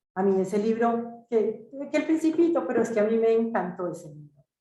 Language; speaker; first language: Spanish; native; Spanish